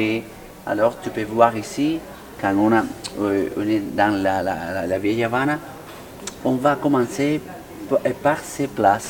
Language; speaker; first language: French; non-native, fluent; Spanish